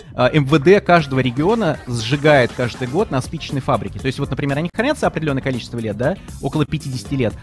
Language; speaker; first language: Russian; native; Russian